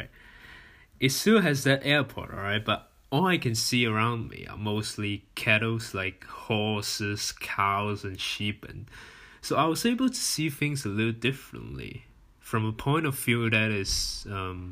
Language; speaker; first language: English; non-native, local second language; Cantonese